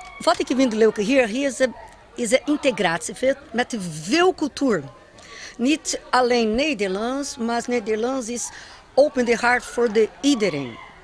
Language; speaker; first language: Dutch; non-native, learner; Portuguese